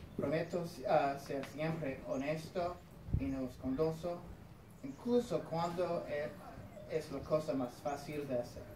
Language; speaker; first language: Spanish; non-native, learner; English